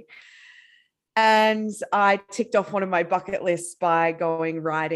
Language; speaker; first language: English; native; English